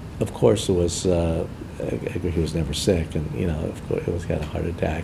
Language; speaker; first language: English; native; English